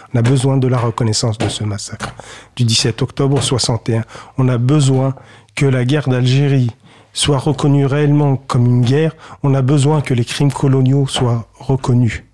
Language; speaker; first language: French; early bilingual, other home language; Kabyle